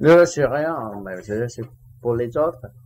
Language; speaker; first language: French; non-native, learner; Vietnamese